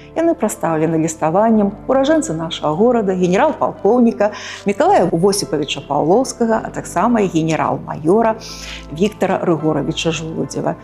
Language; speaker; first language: Belarusian; native; Belarusian